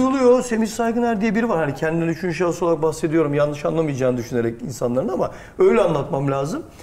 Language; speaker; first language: Turkish; native; Turkish